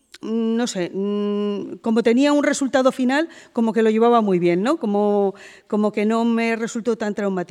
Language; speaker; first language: Spanish; native; Spanish